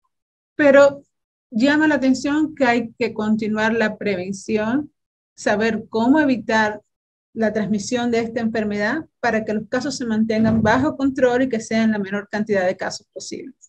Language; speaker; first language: Spanish; native; Spanish